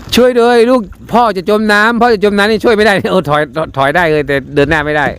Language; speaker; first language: Thai; native; Thai